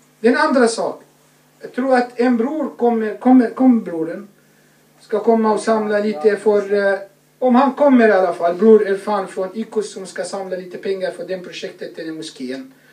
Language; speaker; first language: Swedish; non-native, fluent; Arabic